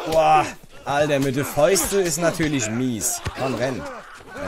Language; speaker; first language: German; native; German